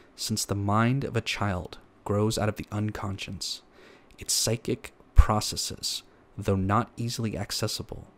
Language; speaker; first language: English; native; English